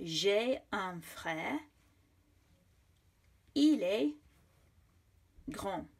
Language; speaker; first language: French; non-native, fluent; English